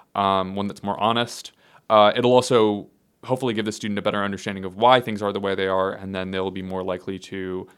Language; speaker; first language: English; native; English